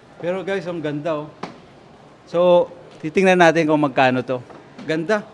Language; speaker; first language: Filipino; native; Filipino